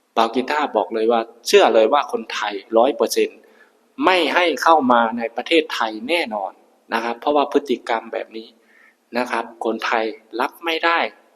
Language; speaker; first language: Thai; native; Thai